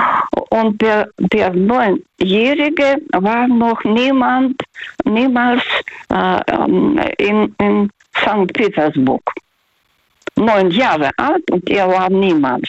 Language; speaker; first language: German; non-native, learner; Russian